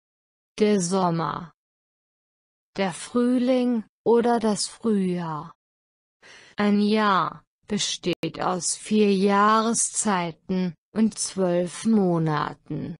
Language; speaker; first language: German; non-native, fluent; Thai